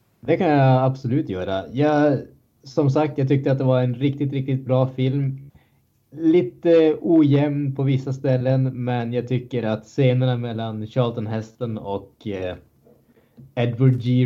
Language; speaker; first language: Swedish; native; Swedish